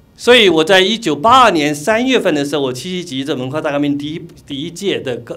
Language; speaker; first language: Chinese; non-native, local second language; Cantonese